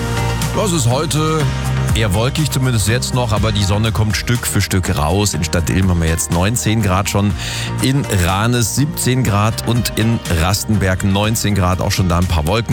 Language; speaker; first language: German; native; German